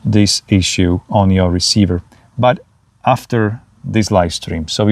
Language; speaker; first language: English; non-native, fluent; Slovak